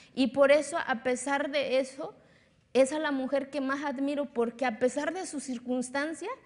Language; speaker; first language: Spanish; non-native, local second language; Zapotec